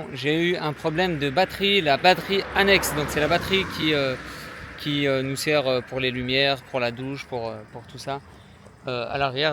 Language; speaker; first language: French; native; French